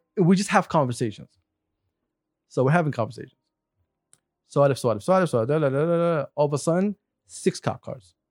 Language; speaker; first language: English; non-native, fluent; Arabic